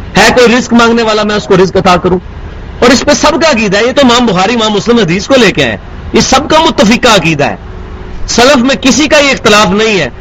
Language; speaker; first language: Urdu; non-native, local second language; Punjabi